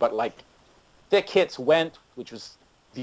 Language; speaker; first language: English; native; English